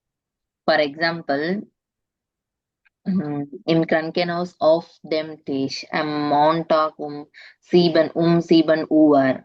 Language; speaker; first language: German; non-native, learner; Tamil